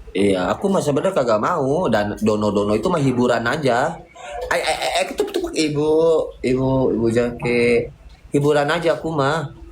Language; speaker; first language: Indonesian; native; Indonesian